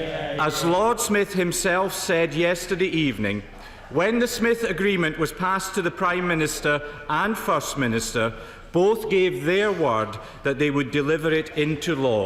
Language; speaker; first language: English; native; English